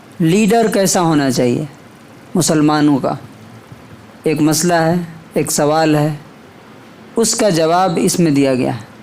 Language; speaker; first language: Urdu; native; Urdu